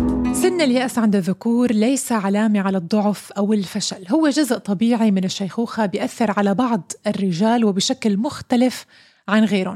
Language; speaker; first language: Arabic; native; Arabic